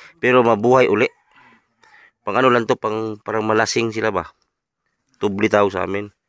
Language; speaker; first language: Filipino; non-native, local second language; Cebuano